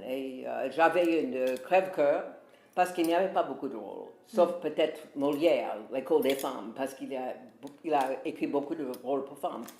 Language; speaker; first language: French; non-native, fluent; English